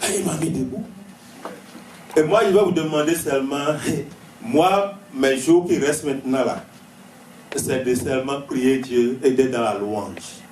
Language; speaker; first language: French; native; French